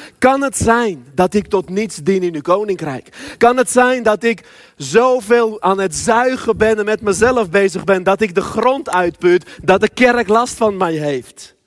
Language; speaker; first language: Dutch; early bilingual, other home language; Armenian